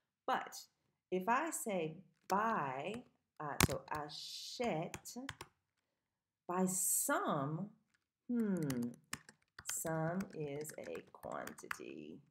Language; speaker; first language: English; native; English